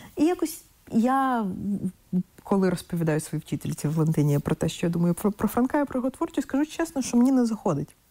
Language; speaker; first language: Ukrainian; non-native, local second language; Russian